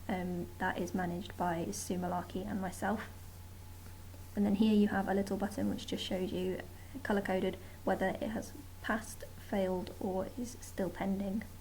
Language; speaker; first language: English; native; English